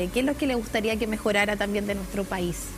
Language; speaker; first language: Spanish; native; Spanish